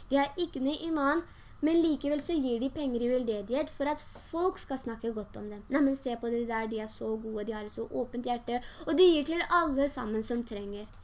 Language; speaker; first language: Norwegian; early bilingual, other home language; Urdu